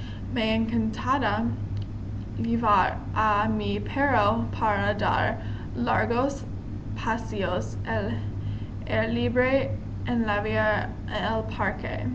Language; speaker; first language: Spanish; non-native, learner; English